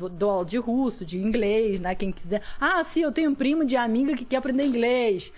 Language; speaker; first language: Portuguese; non-native, fluent; Russian